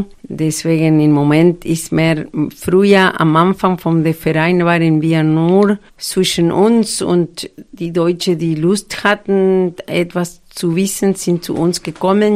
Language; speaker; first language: German; non-native, fluent; Spanish